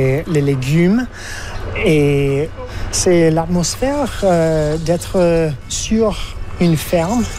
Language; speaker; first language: French; non-native, learner; English